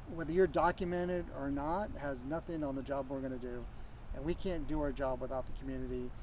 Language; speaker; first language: English; native; English